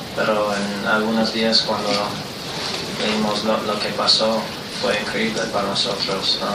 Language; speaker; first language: Spanish; non-native, fluent; English